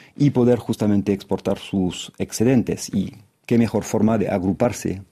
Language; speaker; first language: Spanish; non-native, fluent; French